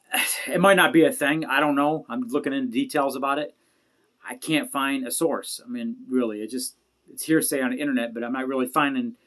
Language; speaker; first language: English; native; English